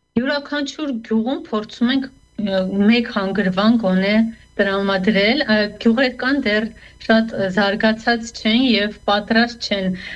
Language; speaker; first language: Armenian; native; Armenian